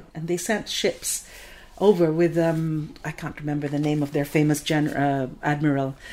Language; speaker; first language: English; non-native, local second language; Filipino